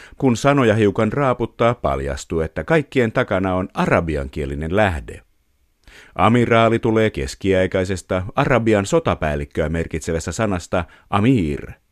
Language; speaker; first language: Finnish; native; Finnish